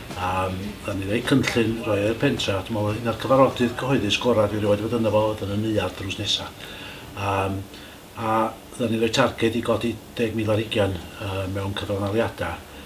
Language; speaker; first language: Welsh; native; Welsh